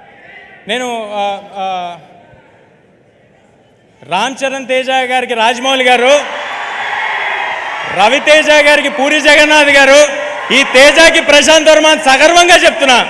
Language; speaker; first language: Telugu; native; Telugu